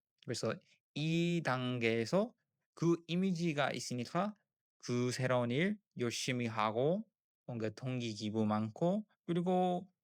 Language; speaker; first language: Korean; non-native, learner; English